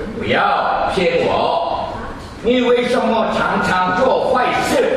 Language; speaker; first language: Chinese; non-native, learner; Korean